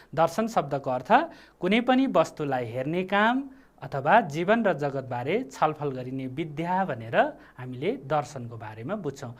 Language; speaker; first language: Nepali; native; Nepali